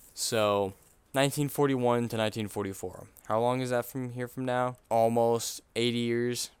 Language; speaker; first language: English; native; English